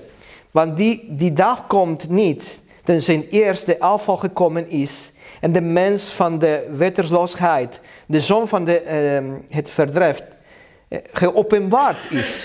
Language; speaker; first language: Dutch; non-native, learner; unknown